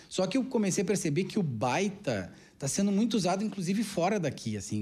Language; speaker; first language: Portuguese; native; Portuguese